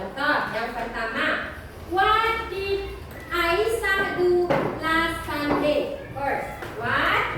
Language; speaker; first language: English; non-native, learner; Indonesian